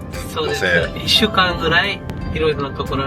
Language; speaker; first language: Japanese; non-native, learner; Sinhala